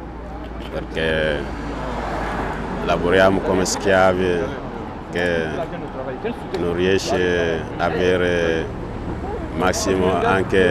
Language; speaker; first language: Italian; non-native, learner; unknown